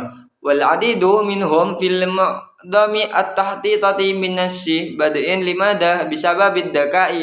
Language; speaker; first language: Arabic; non-native, learner; Indonesian